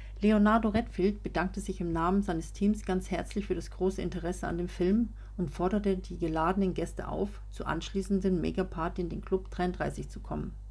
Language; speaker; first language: German; native; German